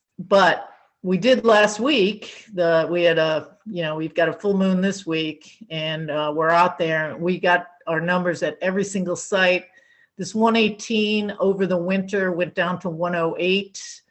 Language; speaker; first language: English; native; English